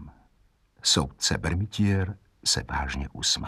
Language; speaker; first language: Czech; native; Czech